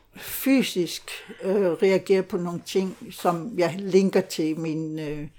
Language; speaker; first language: Danish; non-native, local second language; Kalaallisut